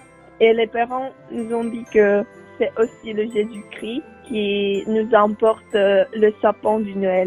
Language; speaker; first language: French; non-native, learner; Czech